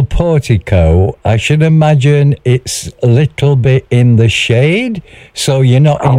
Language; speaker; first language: English; native; English